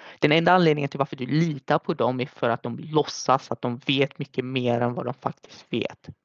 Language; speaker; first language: Swedish; early bilingual, other home language; Arabic